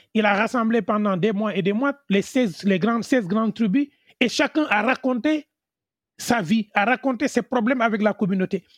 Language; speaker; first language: French; non-native, local second language; Wolof